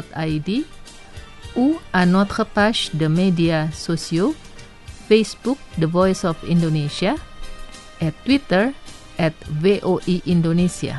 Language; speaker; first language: French; non-native, fluent; Indonesian